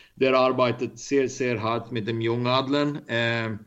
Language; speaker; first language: German; non-native, learner; Swedish